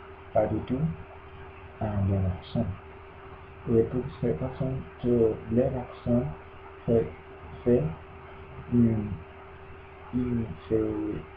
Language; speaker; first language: French; non-native, learner; Spanish